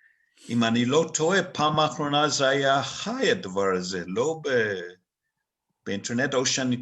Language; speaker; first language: Hebrew; non-native, fluent; English